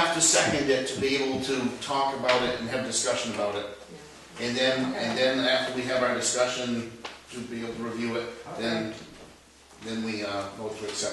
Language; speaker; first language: English; native; English